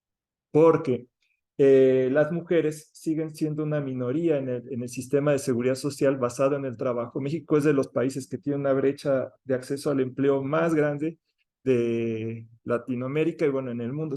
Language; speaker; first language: Spanish; native; Spanish